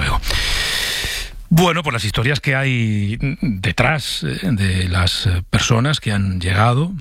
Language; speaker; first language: Spanish; native; Spanish